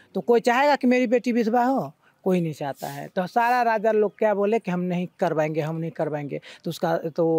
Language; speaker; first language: Hindi; native; Hindi